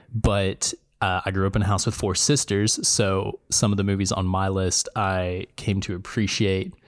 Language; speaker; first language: English; native; English